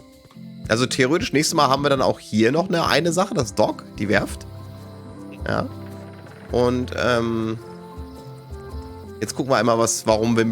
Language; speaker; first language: German; native; German